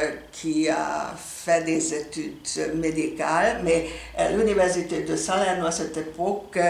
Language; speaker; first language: French; non-native, fluent; Hungarian